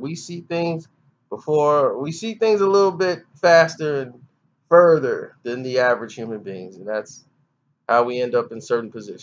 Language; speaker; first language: English; native; English